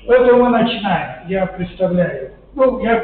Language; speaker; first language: Russian; non-native, local second language; Romanian